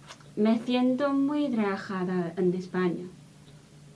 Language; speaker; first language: Spanish; non-native, learner; Chinese